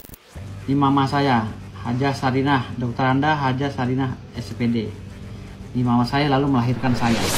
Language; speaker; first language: Indonesian; native; Indonesian